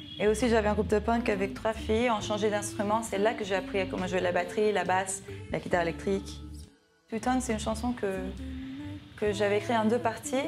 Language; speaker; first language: French; non-native, fluent; Spanish